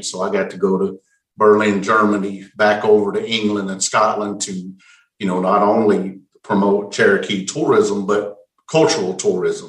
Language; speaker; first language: English; native; English